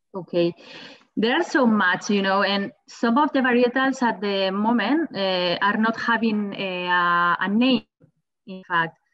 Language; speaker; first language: English; non-native, fluent; Spanish